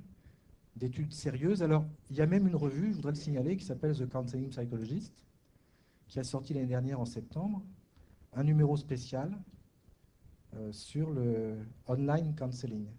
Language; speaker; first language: French; native; French